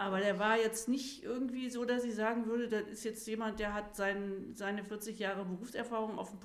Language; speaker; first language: German; native; German